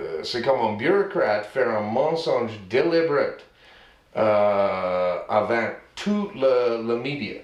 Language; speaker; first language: French; non-native, learner; English